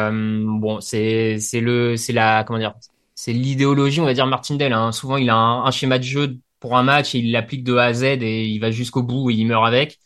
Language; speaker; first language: French; native; French